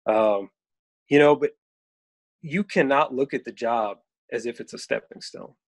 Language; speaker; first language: English; native; English